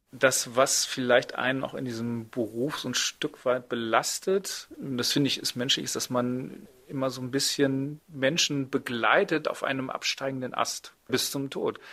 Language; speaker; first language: German; native; German